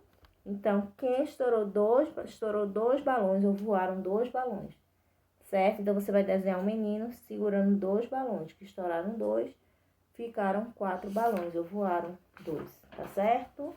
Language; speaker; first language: Portuguese; native; Portuguese